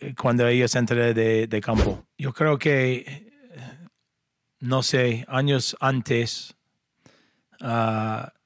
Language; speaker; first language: Spanish; non-native, learner; English